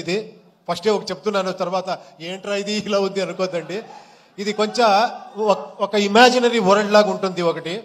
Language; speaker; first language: Telugu; non-native, local second language; Kannada